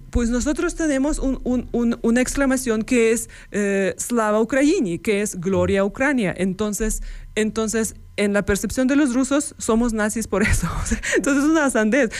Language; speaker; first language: Spanish; non-native, fluent; Ukrainian